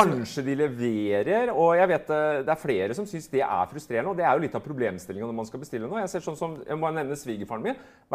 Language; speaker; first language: Norwegian; native; Norwegian